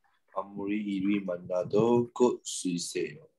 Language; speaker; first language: Korean; non-native, learner; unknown